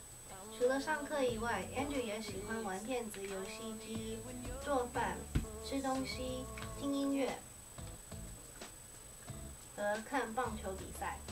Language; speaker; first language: Chinese; early bilingual, heritage; Chinese